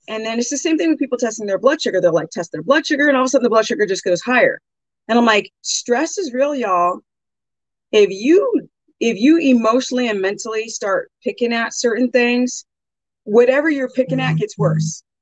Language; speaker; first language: English; native; English